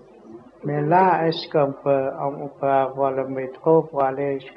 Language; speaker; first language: French; non-native, learner; Vietnamese